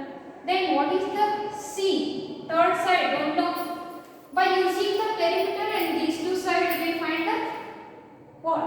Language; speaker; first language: English; non-native, local second language; Kannada